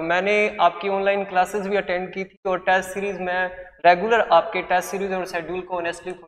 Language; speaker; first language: Hindi; native; Hindi